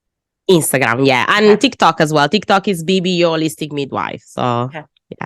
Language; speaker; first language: English; non-native, fluent; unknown